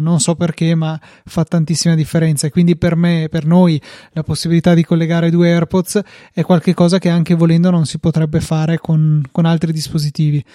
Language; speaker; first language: Italian; native; Italian